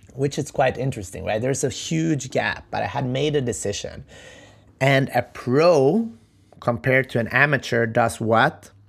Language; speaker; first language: English; non-native, fluent; Macedonian